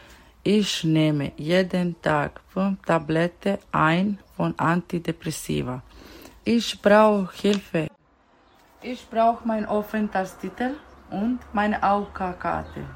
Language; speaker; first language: German; non-native, learner; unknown